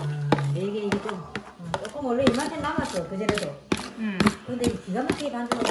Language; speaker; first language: Korean; native; Korean